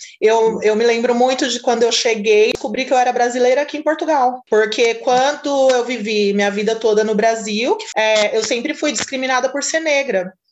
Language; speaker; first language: Portuguese; native; Portuguese